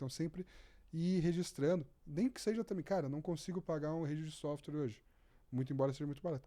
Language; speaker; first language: Portuguese; native; Portuguese